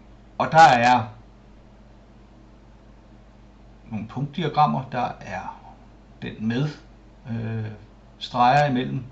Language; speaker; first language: Danish; native; Danish